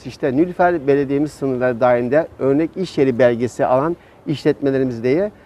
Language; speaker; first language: Turkish; native; Turkish